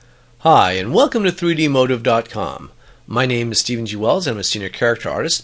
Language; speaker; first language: English; native; English